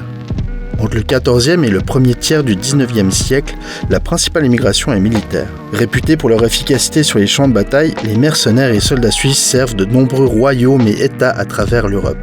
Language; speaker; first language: French; native; French